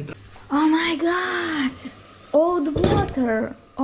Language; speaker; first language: English; non-native, learner; Russian